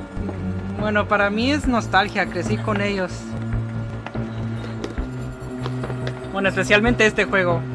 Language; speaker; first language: Spanish; non-native, fluent; English